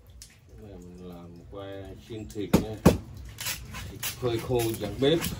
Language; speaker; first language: Vietnamese; non-native, local second language; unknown